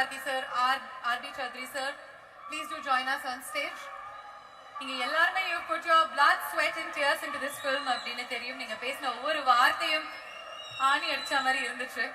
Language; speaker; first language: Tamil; native; Tamil